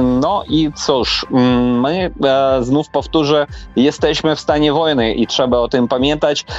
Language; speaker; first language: Polish; non-native, fluent; Ukrainian